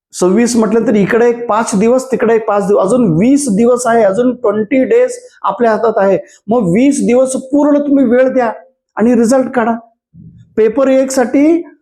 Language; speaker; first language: Marathi; non-native, local second language; Kannada